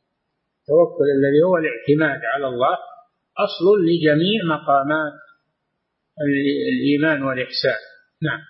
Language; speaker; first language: Arabic; native; Arabic